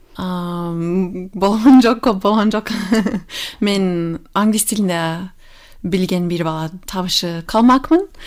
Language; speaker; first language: Kyrgyz; non-native, fluent; English